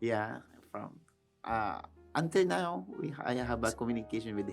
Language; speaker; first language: English; non-native, learner; Filipino